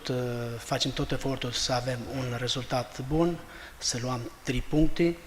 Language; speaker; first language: Romanian; non-native, fluent; Albanian